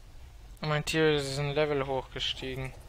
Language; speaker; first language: German; native; German